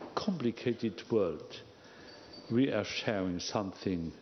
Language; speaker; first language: English; non-native, fluent; Luxembourgish